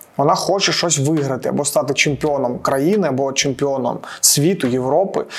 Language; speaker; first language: Ukrainian; non-native, local second language; Russian